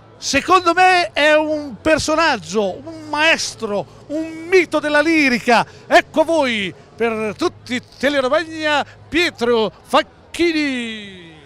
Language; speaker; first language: Italian; native; Italian